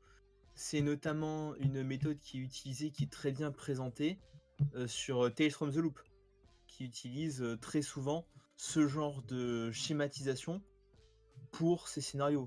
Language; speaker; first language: French; native; French